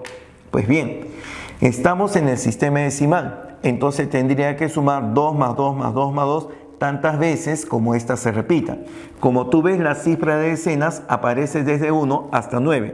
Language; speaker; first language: Spanish; native; Spanish